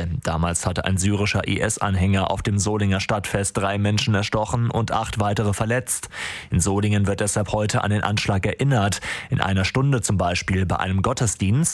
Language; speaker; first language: German; native; German